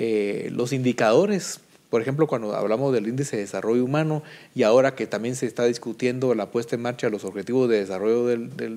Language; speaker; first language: Spanish; native; Spanish